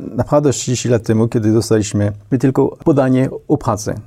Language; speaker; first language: Polish; non-native, fluent; French